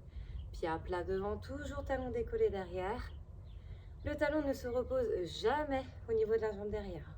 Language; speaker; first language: French; native; French